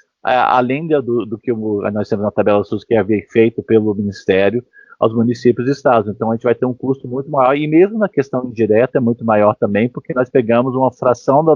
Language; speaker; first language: Portuguese; native; Portuguese